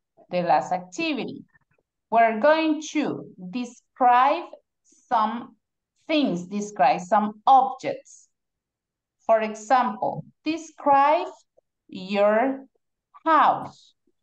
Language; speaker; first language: English; non-native, fluent; Spanish